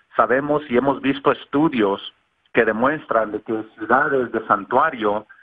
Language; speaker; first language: Spanish; native; Spanish